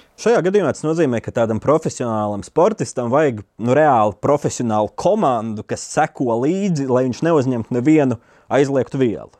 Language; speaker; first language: Latvian; native; Latvian